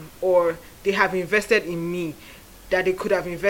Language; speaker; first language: English; non-native, local second language; Igbo